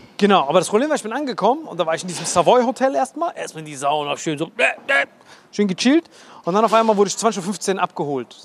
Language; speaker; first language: German; early bilingual, other home language; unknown